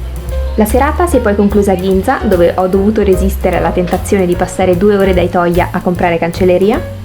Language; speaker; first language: Italian; native; Italian